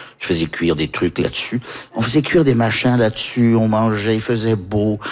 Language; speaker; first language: French; early bilingual, heritage; French